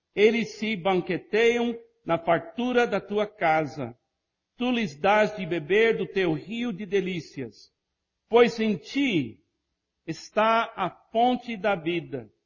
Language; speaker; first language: Portuguese; non-native, fluent; English